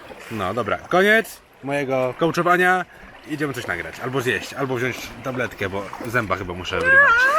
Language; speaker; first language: Polish; native; Polish